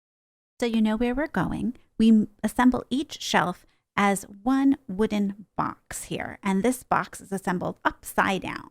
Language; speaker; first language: English; native; English